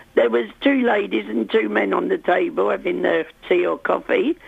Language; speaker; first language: English; native; English